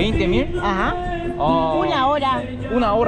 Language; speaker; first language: Spanish; non-native, learner; Korean